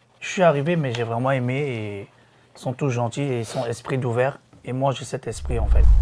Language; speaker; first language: French; non-native, local second language; Korean